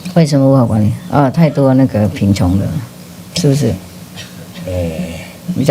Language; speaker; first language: Chinese; non-native, fluent; Vietnamese